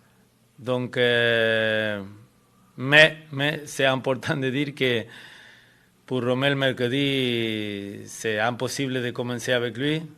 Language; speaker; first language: French; non-native, fluent; Spanish